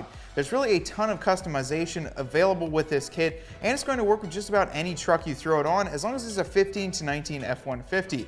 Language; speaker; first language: English; native; English